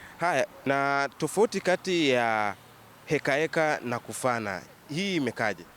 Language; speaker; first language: Swahili; native; Swahili